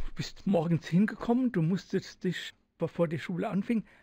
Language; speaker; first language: German; native; German